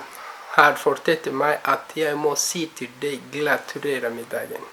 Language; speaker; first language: Norwegian; non-native, learner; Kinyarwanda